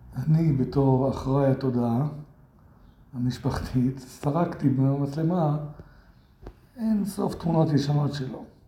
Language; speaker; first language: Hebrew; early bilingual, other home language; English